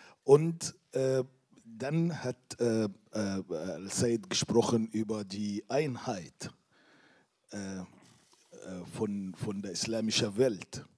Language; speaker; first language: German; non-native, fluent; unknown